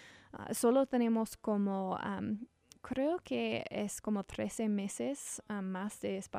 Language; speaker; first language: Spanish; non-native, learner; English